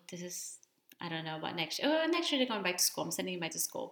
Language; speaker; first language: English; early bilingual, other home language; Spanish